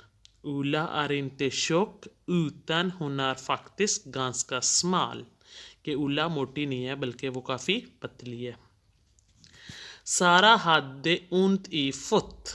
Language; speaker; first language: Swedish; non-native, fluent; Hindi